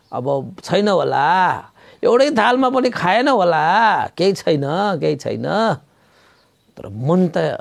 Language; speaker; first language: Nepali; non-native, local second language; Newari